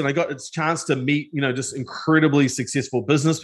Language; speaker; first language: English; native; English